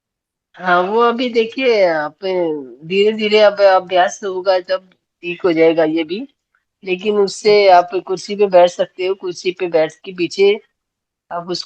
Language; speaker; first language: Hindi; native; Hindi